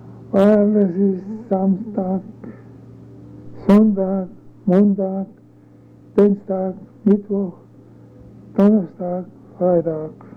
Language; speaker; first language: German; native; German